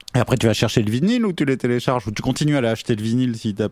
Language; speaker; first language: French; native; French